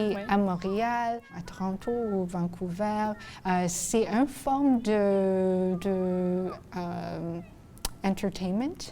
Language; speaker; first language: French; non-native, local second language; English